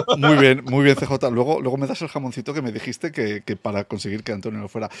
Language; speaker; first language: Spanish; non-native, fluent; English